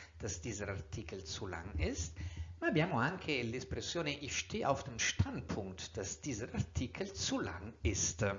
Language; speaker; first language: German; non-native, fluent; Italian